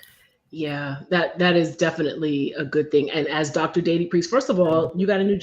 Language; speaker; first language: English; native; English